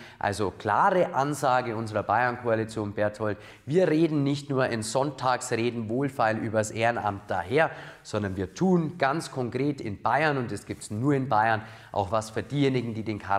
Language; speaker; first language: German; native; German